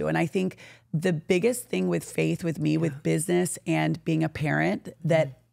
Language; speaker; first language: English; native; English